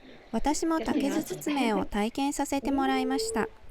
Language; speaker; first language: Japanese; native; Japanese